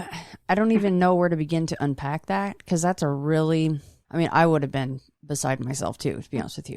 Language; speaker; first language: English; native; English